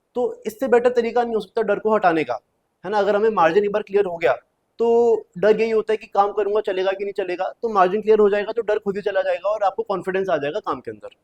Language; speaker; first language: Hindi; native; Hindi